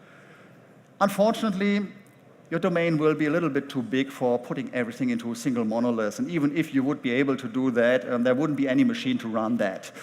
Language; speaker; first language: English; non-native, fluent; German